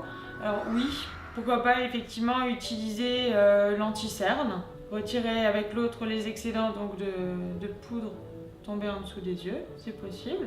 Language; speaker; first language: French; native; French